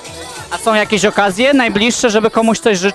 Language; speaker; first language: Polish; native; Polish